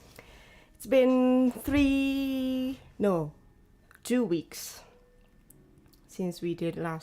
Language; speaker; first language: English; non-native, learner; Japanese